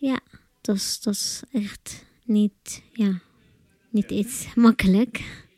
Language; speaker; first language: Dutch; non-native, learner; Arabic